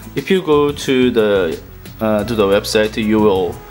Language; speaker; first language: English; non-native, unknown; Korean